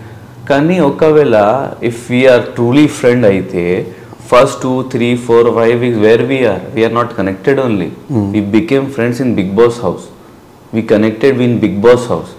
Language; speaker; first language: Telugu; non-native, learner; Hindi